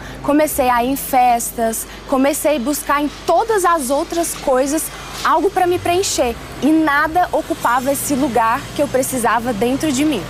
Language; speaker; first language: Portuguese; early bilingual, other home language; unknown